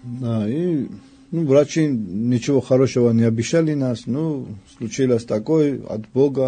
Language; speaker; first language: Russian; non-native, fluent; Georgian